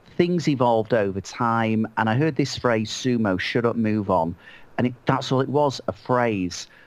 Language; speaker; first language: English; native; English